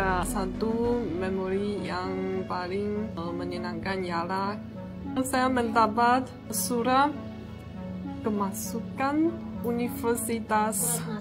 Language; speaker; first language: Indonesian; non-native, learner; Chinese